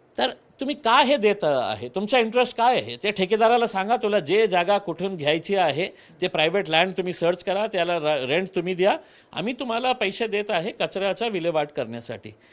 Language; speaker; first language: Marathi; non-native, local second language; Urdu